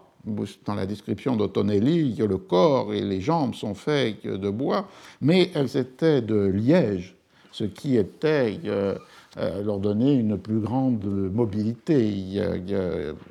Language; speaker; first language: French; native; French